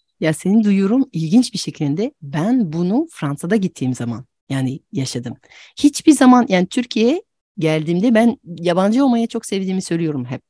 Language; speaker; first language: Turkish; non-native, fluent; French